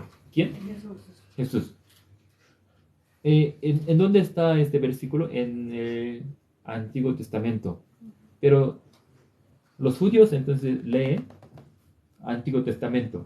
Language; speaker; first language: Spanish; non-native, learner; Korean